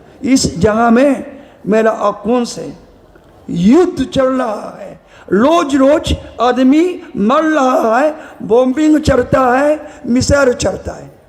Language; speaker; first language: Hindi; non-native, learner; Japanese